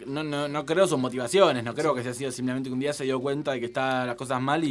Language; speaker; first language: Spanish; native; Spanish